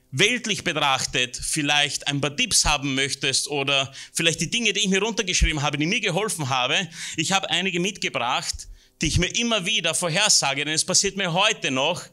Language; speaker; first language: German; native; German